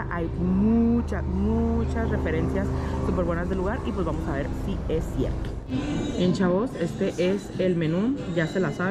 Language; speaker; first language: Spanish; native; Spanish